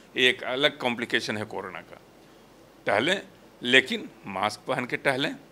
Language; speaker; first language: Hindi; native; Hindi